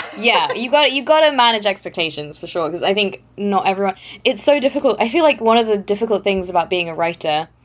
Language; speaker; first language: English; non-native, fluent; German